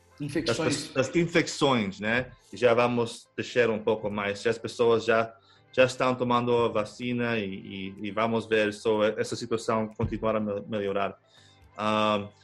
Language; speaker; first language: Portuguese; non-native, fluent; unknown